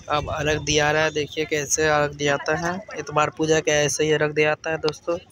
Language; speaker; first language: Hindi; native; Hindi